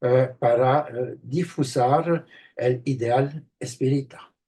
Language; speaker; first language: Spanish; non-native, fluent; French